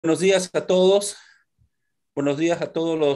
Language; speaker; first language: Spanish; native; Spanish